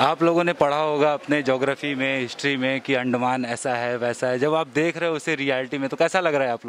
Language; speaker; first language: Hindi; native; Hindi